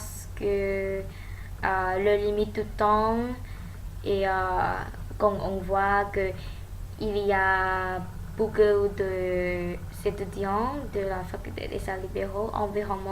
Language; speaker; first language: French; non-native, learner; Thai